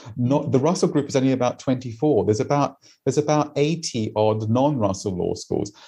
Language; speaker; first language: English; native; English